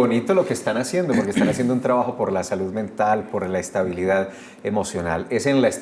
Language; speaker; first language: Spanish; native; Spanish